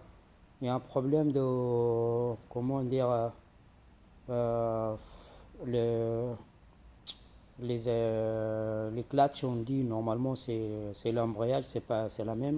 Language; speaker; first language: French; non-native, fluent; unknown